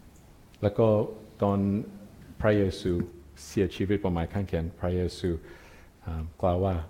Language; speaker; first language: Thai; non-native, fluent; English